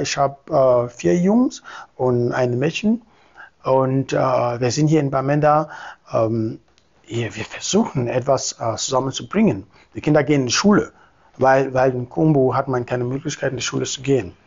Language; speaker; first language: German; non-native, fluent; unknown